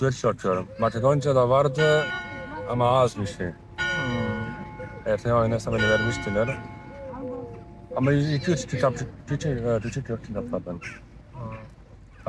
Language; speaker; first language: Turkish; non-native, learner; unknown